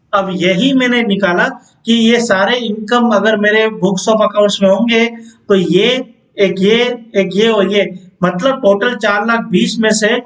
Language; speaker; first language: Hindi; non-native, local second language; Gujarati